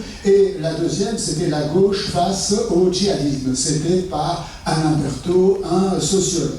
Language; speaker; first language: French; native; French